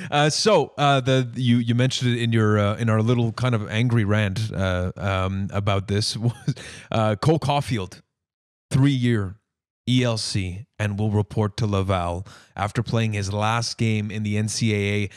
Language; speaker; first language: English; native; English